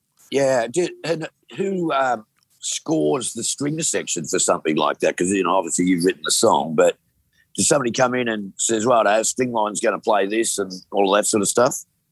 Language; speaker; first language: English; native; English